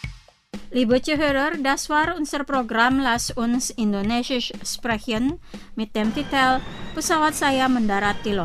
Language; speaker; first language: German; non-native, fluent; Indonesian